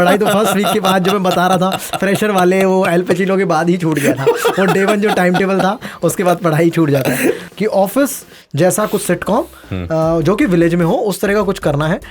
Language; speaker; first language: Hindi; native; Hindi